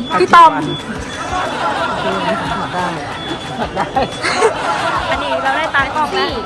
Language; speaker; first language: Thai; native; Thai